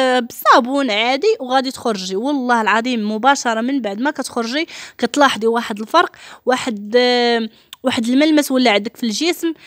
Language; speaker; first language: Arabic; native; Arabic